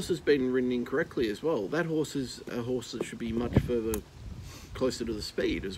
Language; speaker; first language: English; native; English